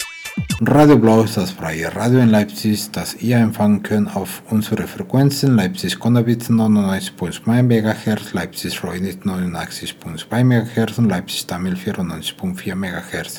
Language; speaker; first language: German; non-native, fluent; Spanish